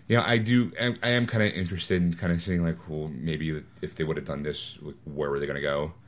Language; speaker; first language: English; native; English